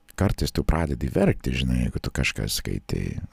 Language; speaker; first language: Lithuanian; non-native, fluent; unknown